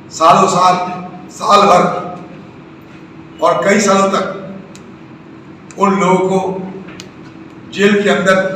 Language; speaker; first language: Hindi; non-native, local second language; Bangla